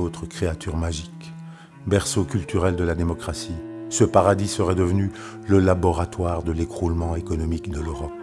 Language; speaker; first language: French; native; French